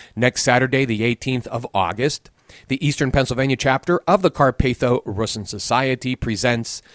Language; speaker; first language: English; native; English